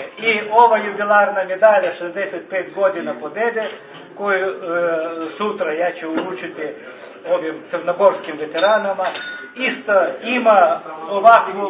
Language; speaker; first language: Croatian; non-native, learner; Russian